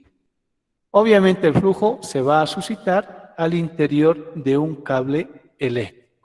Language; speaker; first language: Spanish; native; Spanish